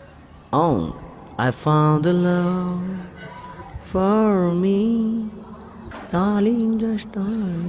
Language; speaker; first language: English; non-native, local second language; Nepali